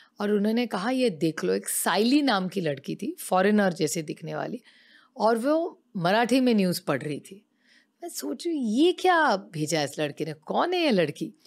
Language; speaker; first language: Hindi; non-native, local second language; Marathi